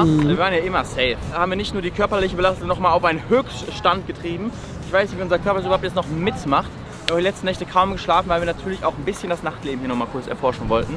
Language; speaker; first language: German; native; German